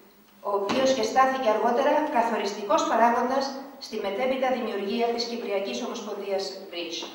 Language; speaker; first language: Greek; native; Greek